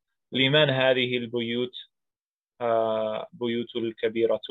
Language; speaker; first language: Arabic; non-native, fluent; English